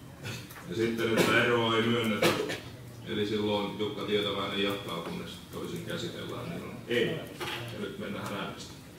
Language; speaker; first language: Finnish; native; Finnish